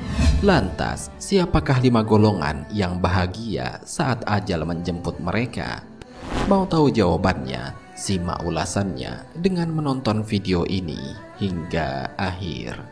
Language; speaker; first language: Indonesian; native; Indonesian